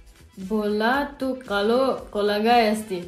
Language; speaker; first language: Persian; non-native, learner; Romanian